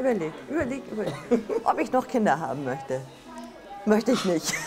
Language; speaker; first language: German; native; German